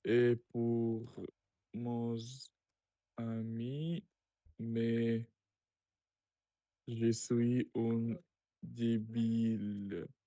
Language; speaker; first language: French; non-native, learner; Russian